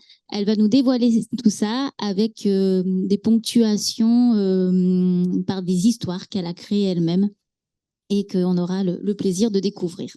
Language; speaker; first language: French; native; French